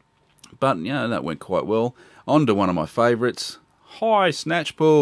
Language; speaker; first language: English; native; English